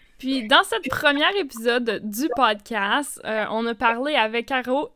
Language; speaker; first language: French; native; French